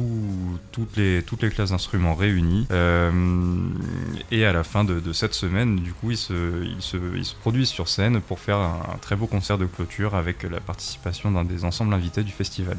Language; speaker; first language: French; native; French